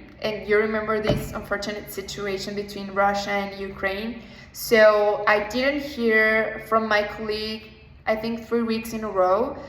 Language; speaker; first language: English; non-native, fluent; Spanish